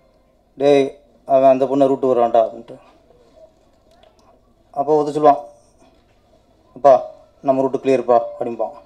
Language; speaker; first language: Tamil; native; Tamil